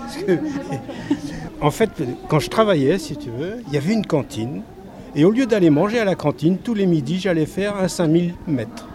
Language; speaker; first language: French; native; French